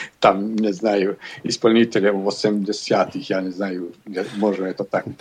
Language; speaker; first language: Russian; non-native, learner; Bosnian